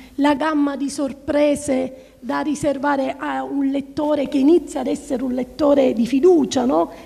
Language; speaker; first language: Italian; native; Italian